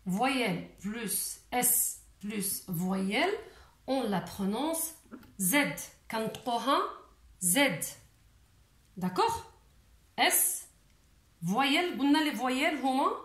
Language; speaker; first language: French; non-native, local second language; Arabic